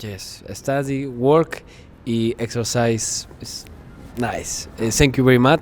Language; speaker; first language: English; non-native, learner; Spanish